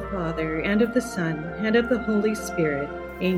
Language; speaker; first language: English; native; English